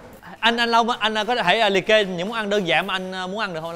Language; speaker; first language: Vietnamese; native; Vietnamese